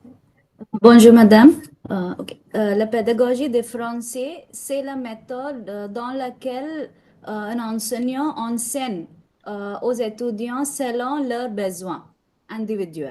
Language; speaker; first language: French; non-native, fluent; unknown